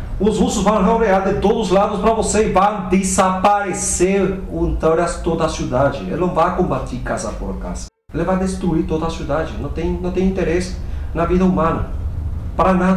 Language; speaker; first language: Portuguese; non-native, fluent; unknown